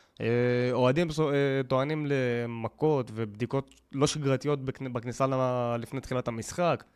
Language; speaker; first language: Hebrew; native; Hebrew